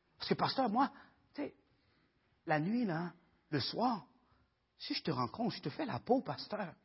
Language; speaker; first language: French; early bilingual, other home language; Haitian Creole